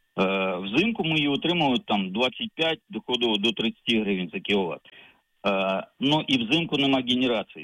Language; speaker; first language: Ukrainian; native; Ukrainian